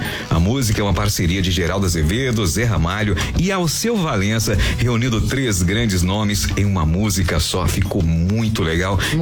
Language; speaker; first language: Portuguese; native; Portuguese